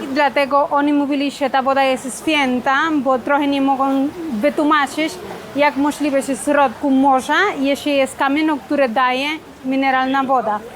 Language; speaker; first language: Polish; non-native, fluent; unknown